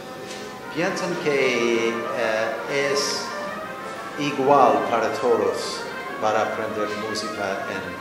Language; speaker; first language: Spanish; non-native, learner; English